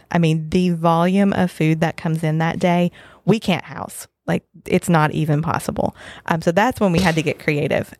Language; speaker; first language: English; native; English